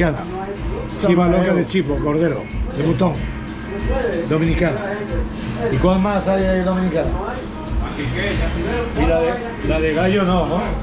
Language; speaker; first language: Spanish; native; Spanish